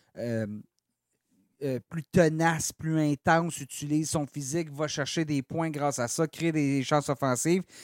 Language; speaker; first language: French; native; French